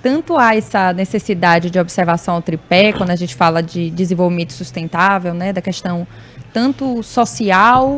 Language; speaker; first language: Portuguese; native; Portuguese